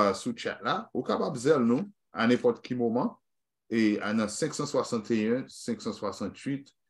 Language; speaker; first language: French; native; French